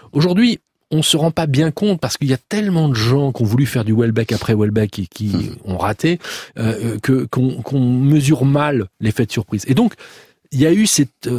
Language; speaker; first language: French; native; French